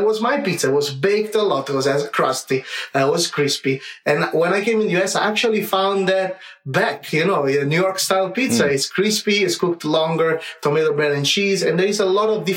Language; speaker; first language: English; non-native, fluent; Italian